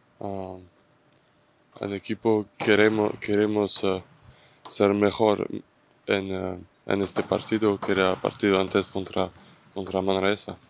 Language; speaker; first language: Spanish; non-native, learner; French